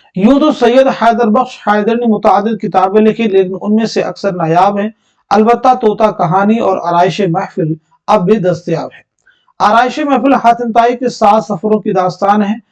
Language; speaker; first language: Urdu; native; Urdu